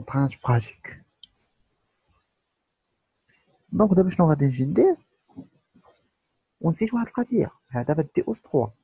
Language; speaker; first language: Arabic; native; Arabic